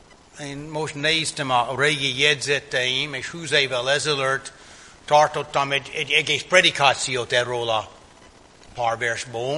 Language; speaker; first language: Hungarian; non-native, fluent; English